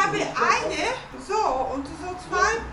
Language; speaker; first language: German; non-native, fluent; Italian